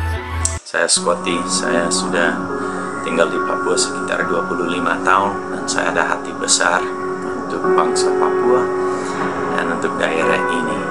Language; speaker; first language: Indonesian; non-native, fluent; English